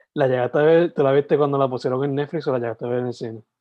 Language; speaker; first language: Spanish; native; Spanish